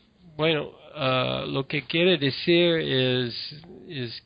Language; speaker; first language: Spanish; non-native, learner; English